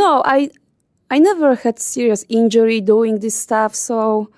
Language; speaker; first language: English; non-native, learner; Polish